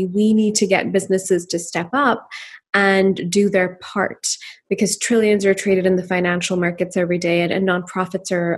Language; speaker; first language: English; non-native, local second language; Urdu